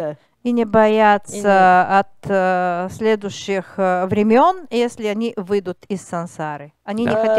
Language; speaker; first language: Russian; non-native, learner; Bulgarian